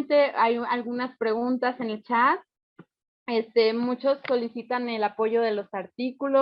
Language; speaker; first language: Spanish; native; Spanish